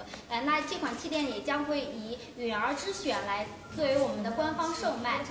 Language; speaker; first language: Chinese; native; Chinese